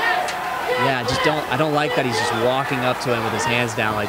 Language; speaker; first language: English; native; English